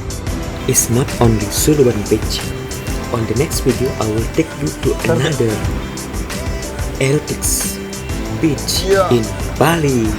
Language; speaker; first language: English; non-native, fluent; Indonesian